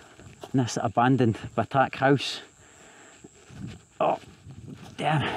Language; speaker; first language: English; native; English